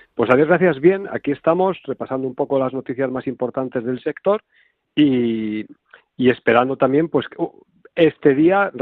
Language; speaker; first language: Spanish; non-native, fluent; Filipino